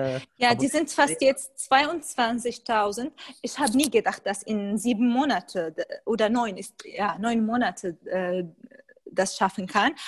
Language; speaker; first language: German; non-native, fluent; Arabic